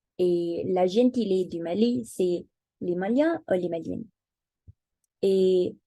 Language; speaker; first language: French; non-native, learner; Spanish